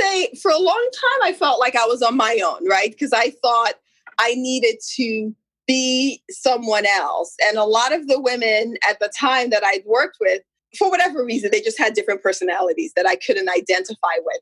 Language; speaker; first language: English; non-native, local second language; Igbo